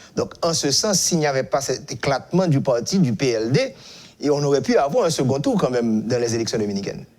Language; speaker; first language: French; non-native, local second language; Haitian Creole